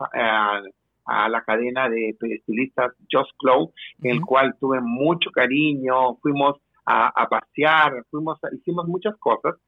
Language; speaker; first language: Spanish; native; Spanish